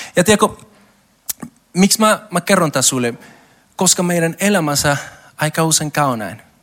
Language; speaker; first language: Finnish; non-native, learner; Spanish